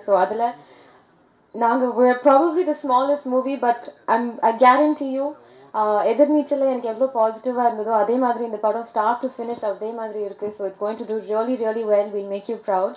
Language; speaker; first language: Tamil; early bilingual, heritage; English